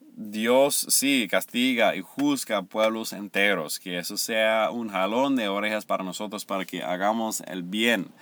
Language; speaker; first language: Spanish; non-native, fluent; English